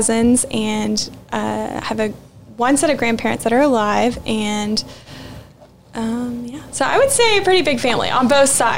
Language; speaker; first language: English; native; English